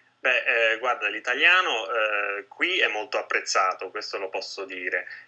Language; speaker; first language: Italian; native; Italian